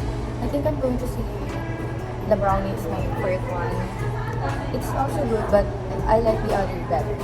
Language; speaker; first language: English; non-native, local second language; Filipino